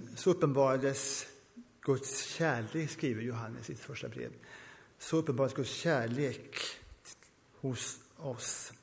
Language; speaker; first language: Swedish; early bilingual, heritage; Swedish